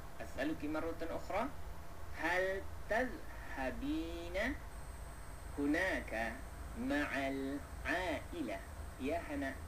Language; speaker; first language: Arabic; non-native, fluent; Malay